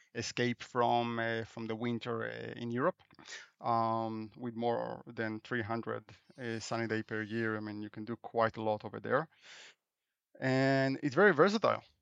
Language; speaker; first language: English; non-native, fluent; Hebrew